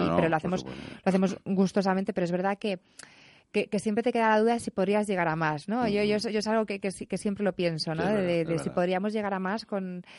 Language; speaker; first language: Spanish; early bilingual, other home language; English